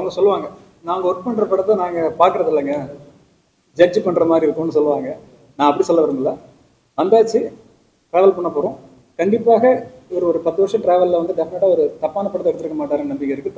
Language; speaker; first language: Tamil; native; Tamil